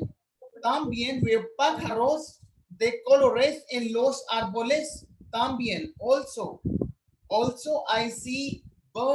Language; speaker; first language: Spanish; non-native, learner; Hindi